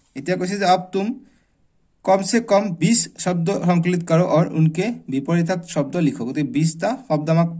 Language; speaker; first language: Hindi; non-native, local second language; Assamese